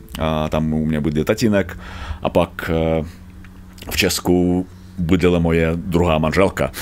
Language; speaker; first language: Czech; non-native, learner; Russian